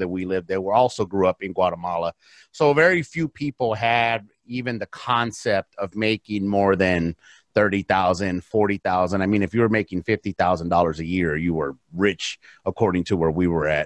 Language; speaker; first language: English; early bilingual, other home language; Spanish